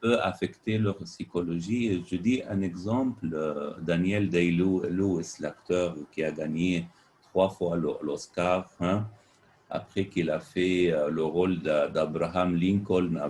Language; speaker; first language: French; non-native, fluent; Arabic